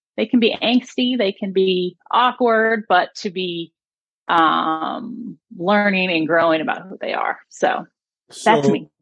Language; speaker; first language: English; native; English